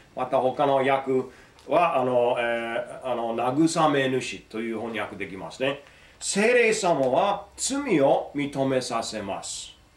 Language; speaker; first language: Japanese; non-native, fluent; English